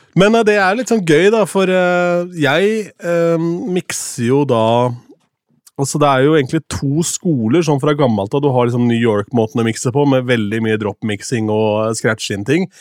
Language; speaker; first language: Norwegian; native; Norwegian